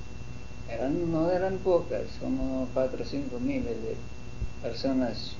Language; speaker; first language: Spanish; non-native, fluent; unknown